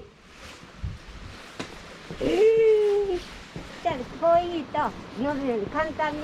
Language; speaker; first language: Japanese; native; Japanese